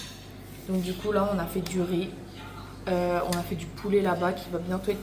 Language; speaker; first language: French; native; French